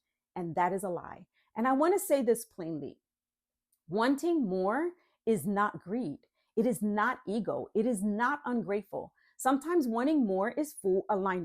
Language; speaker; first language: English; native; English